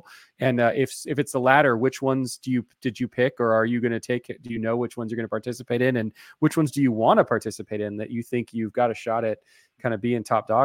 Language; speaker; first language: English; native; English